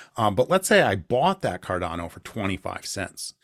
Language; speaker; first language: English; native; English